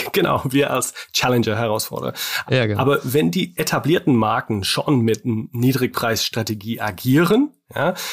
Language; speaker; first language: German; non-native, fluent; English